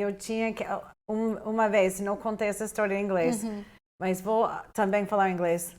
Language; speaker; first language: Portuguese; non-native, fluent; English